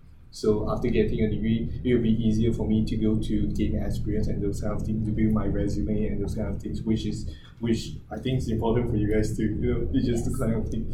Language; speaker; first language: English; non-native, local second language; Chinese